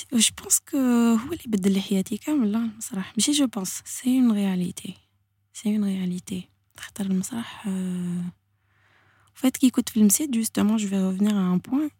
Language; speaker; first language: French; non-native, local second language; Arabic